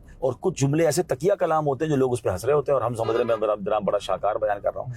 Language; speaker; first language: Urdu; non-native, local second language; Memoni